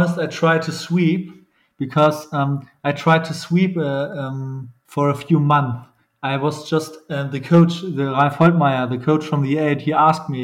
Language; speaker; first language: English; non-native, fluent; German